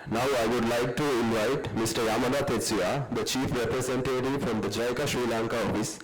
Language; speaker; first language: English; non-native, local second language; Sinhala